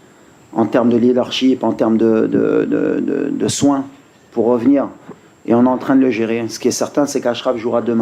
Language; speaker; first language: French; native; French